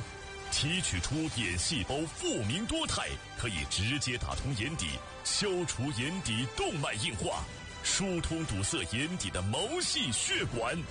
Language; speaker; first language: Chinese; native; Chinese